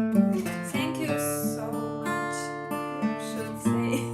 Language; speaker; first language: English; non-native, learner; Russian